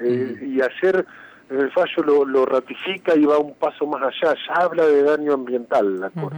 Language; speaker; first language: Spanish; native; Spanish